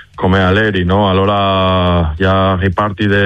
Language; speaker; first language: Italian; non-native, learner; Spanish